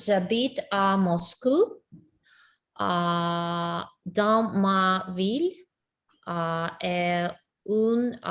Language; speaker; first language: French; non-native, learner; Russian